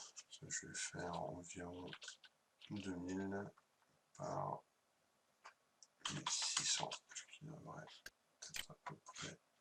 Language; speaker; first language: French; native; French